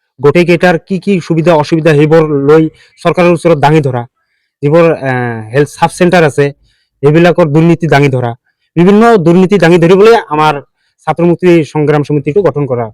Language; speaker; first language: Assamese; non-native, local second language; Bangla